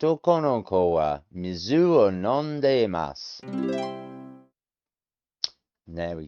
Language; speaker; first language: Japanese; non-native, learner; English